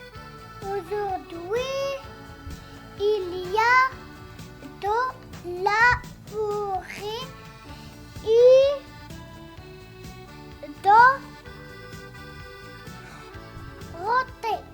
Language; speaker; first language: French; non-native, learner; Arabic